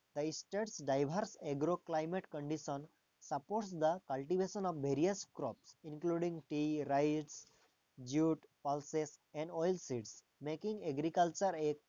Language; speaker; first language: English; non-native, local second language; Assamese